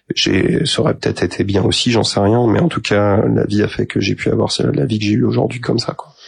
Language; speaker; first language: French; native; French